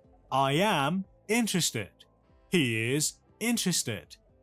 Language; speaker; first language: English; non-native, fluent; Persian